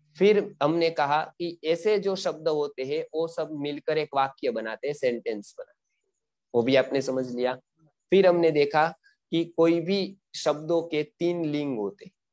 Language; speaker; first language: Hindi; non-native, local second language; Gujarati